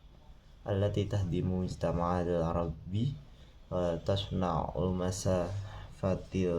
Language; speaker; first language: Arabic; non-native, learner; Indonesian